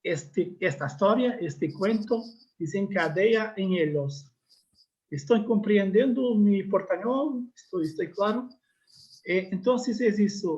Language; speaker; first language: Spanish; non-native, learner; Portuguese